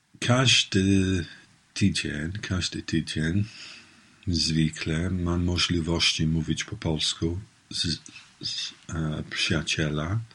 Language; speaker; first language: Polish; non-native, learner; English